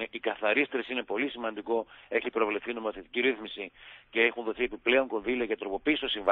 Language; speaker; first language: Greek; native; Greek